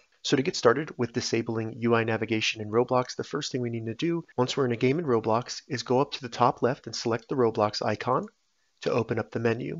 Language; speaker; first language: English; native; English